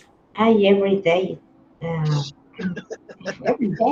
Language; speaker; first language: English; non-native, learner; Spanish